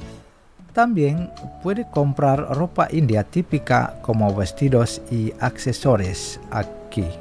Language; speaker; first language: Spanish; non-native, fluent; Indonesian